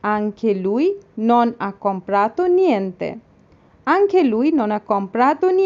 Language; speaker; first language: Italian; non-native, fluent; Bangla